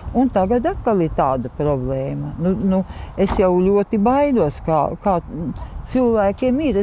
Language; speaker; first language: Latvian; native; Latvian